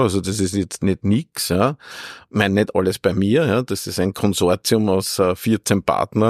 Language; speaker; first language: German; native; German